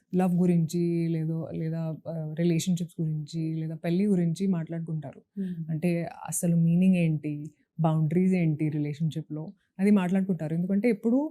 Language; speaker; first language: Telugu; non-native, local second language; Hindi